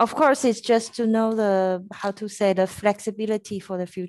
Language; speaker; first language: English; non-native, fluent; French